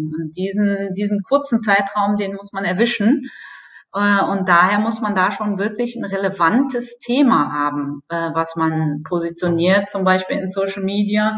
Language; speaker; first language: German; native; German